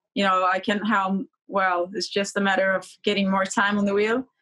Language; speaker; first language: English; non-native, fluent; Portuguese